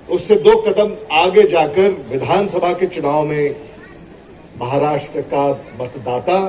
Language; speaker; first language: Hindi; non-native, local second language; Marathi